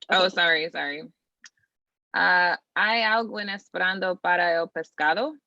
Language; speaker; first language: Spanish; non-native, learner; English